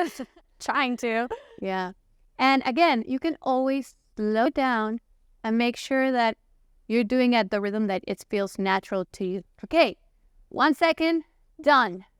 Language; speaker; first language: English; non-native, fluent; Italian